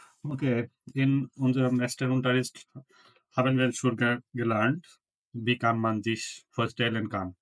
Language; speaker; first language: German; non-native, learner; Bangla